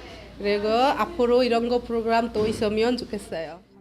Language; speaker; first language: Korean; non-native, learner; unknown